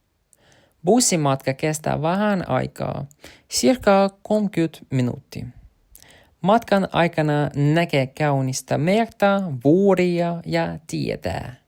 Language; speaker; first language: Finnish; non-native, learner; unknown